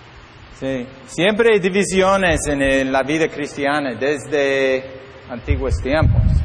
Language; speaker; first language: Spanish; non-native, learner; English